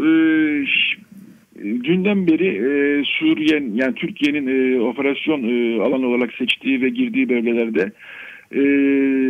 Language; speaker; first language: Turkish; native; Turkish